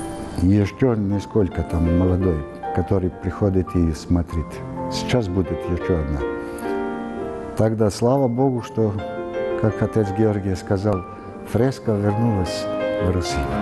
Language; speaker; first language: Russian; non-native, learner; Serbian